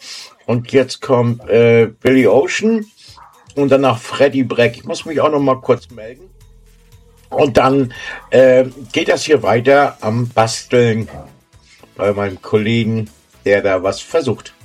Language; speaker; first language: German; native; German